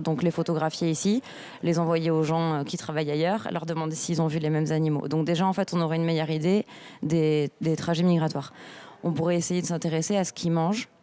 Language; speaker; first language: French; native; French